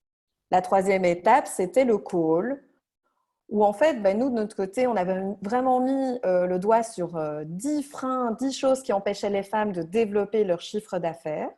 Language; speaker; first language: French; native; French